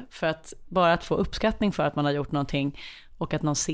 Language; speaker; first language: Swedish; native; Swedish